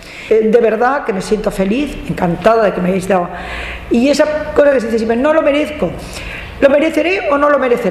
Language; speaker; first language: Spanish; native; Spanish